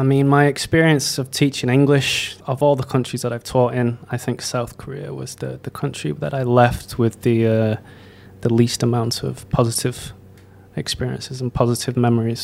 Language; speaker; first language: English; native; English